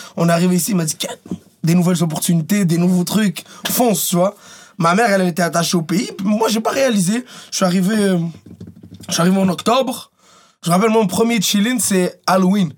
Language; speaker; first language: French; early bilingual, other home language; Arabic